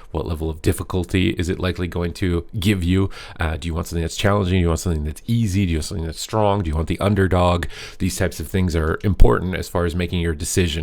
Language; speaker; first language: English; native; English